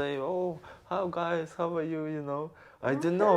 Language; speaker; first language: English; non-native, learner; Ukrainian